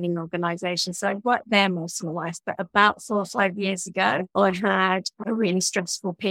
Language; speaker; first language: English; native; English